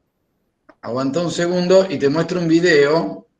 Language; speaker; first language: Spanish; native; Spanish